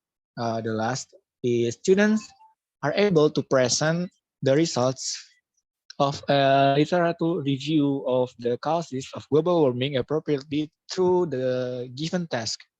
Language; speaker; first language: English; non-native, local second language; Indonesian